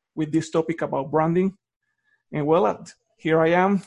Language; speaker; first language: English; non-native, fluent; Spanish